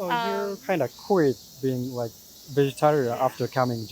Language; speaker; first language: English; non-native, fluent; Japanese